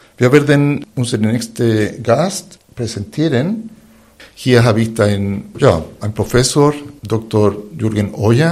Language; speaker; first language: German; non-native, fluent; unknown